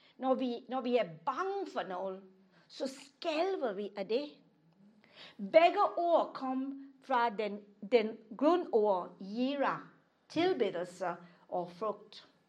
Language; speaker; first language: Danish; non-native, fluent; English